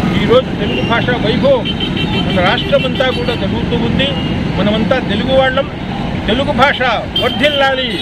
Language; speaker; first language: Telugu; native; Telugu